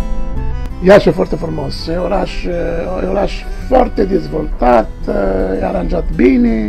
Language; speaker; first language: Romanian; non-native, learner; Italian